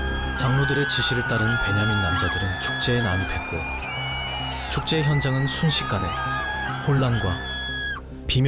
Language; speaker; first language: Korean; native; Korean